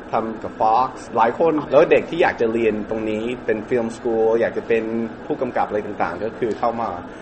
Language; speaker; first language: Thai; early bilingual, other home language; English